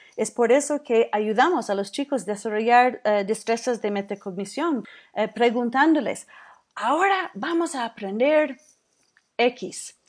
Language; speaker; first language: Spanish; non-native, fluent; English